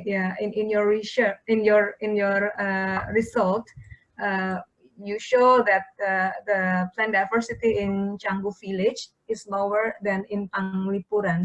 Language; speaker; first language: English; non-native, fluent; Indonesian